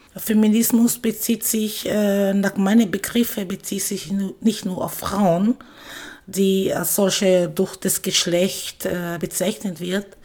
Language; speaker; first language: German; non-native, fluent; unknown